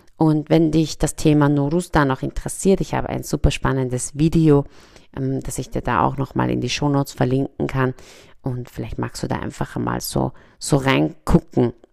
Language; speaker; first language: German; early bilingual, other home language; Persian